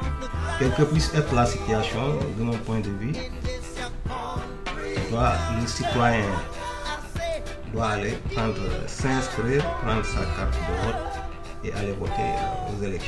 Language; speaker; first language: French; non-native, local second language; Wolof